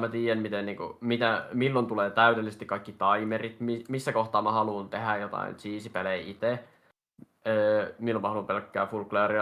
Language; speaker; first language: Finnish; native; Finnish